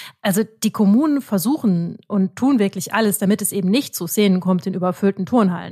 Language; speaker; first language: German; native; German